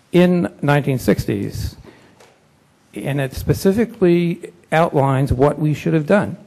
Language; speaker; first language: English; native; English